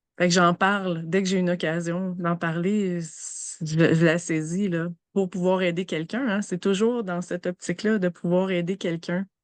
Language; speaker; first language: French; native; French